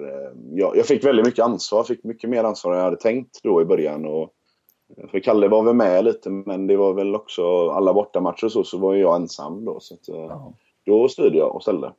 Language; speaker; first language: Swedish; native; Swedish